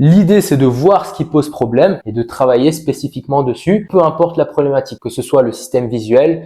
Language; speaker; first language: French; native; French